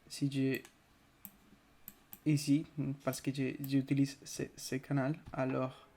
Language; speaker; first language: French; non-native, fluent; Spanish